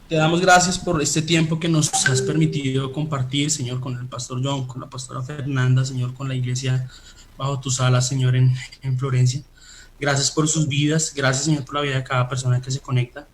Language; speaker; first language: Spanish; native; Spanish